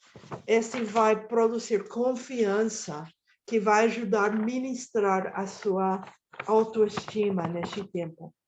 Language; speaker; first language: Portuguese; non-native, fluent; Spanish